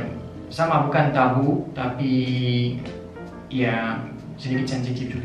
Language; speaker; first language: Indonesian; non-native, fluent; French